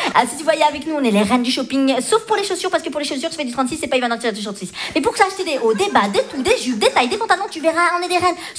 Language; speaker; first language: French; native; French